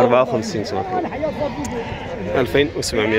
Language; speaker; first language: Arabic; native; Arabic